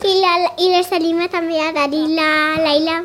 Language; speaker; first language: Catalan; non-native, local second language; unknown